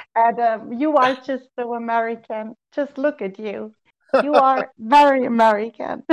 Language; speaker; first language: English; non-native, fluent; German